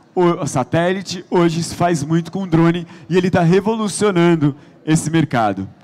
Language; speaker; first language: Portuguese; native; Portuguese